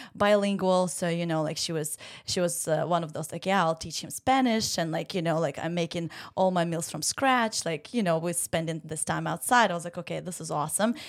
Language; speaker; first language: English; non-native, fluent; Ukrainian